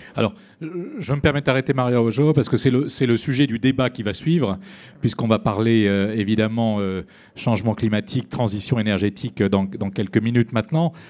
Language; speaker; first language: French; native; French